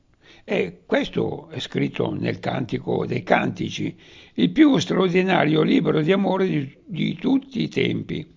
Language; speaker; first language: Italian; native; Italian